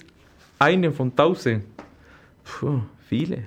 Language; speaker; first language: German; non-native, learner; Spanish